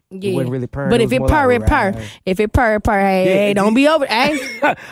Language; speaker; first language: English; native; English